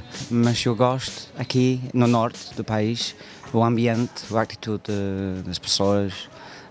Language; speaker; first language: Portuguese; non-native, learner; English